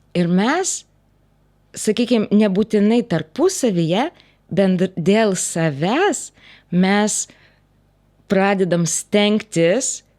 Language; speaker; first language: Lithuanian; non-native, local second language; Russian